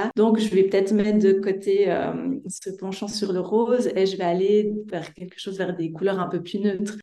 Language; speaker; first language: French; native; French